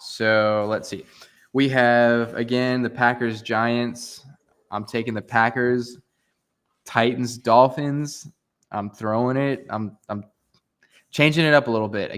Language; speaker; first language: English; native; English